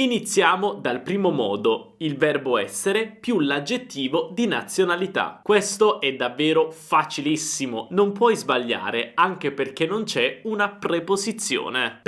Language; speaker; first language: Italian; native; Italian